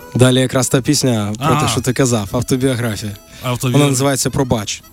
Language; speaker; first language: Ukrainian; native; Ukrainian